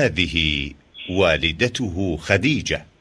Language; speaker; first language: Arabic; non-native, learner; English